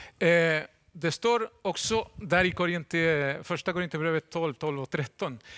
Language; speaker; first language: Swedish; non-native, fluent; Spanish